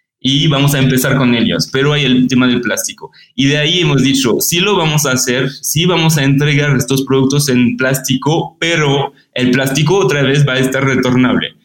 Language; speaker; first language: Spanish; non-native, fluent; French